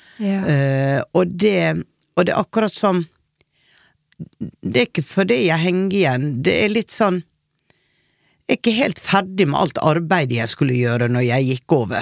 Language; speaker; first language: Norwegian; native; Norwegian